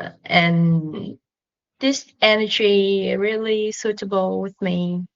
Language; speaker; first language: English; non-native, learner; Vietnamese